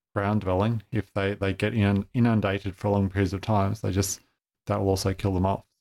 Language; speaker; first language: English; native; English